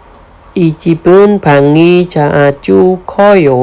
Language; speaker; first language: Korean; non-native, fluent; Khmer